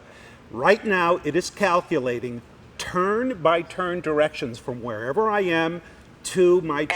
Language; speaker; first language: English; native; English